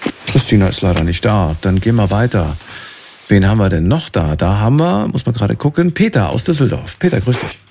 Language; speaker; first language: German; native; German